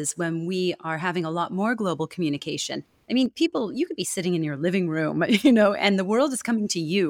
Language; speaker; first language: English; native; English